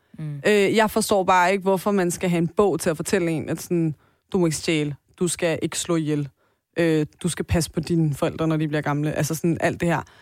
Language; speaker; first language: Danish; early bilingual, other home language; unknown